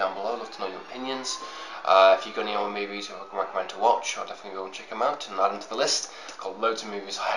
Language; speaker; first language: English; native; English